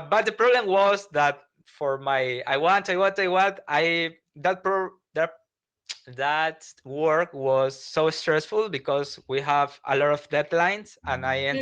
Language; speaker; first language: English; non-native, learner; Spanish